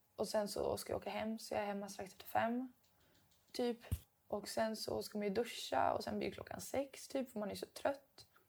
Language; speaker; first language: Swedish; native; Swedish